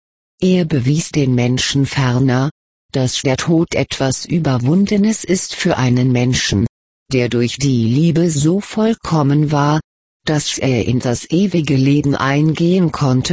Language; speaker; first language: German; native; German